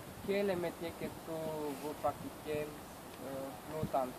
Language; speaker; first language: French; non-native, learner; Romanian